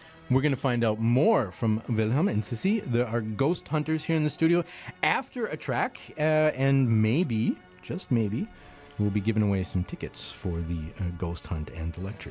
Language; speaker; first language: English; native; English